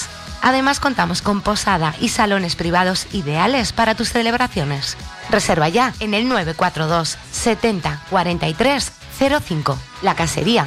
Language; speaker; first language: Spanish; native; Spanish